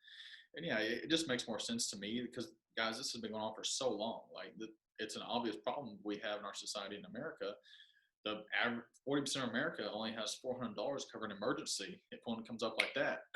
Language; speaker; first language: English; native; English